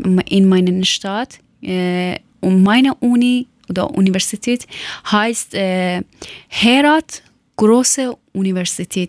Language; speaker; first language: German; non-native, fluent; Persian